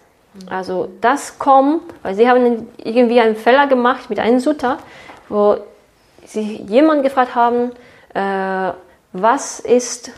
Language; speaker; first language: German; non-native, fluent; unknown